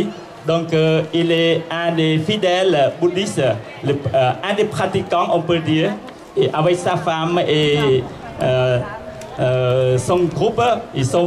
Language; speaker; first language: French; non-native, fluent; Khmer